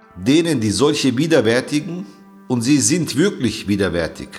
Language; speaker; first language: German; native; German